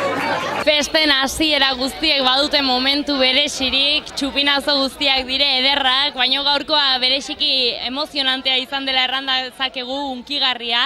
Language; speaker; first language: Basque; native; Basque